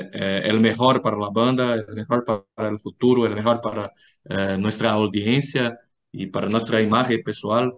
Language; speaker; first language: Spanish; non-native, fluent; Portuguese